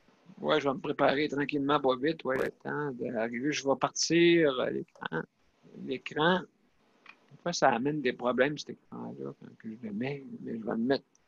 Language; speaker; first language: French; native; French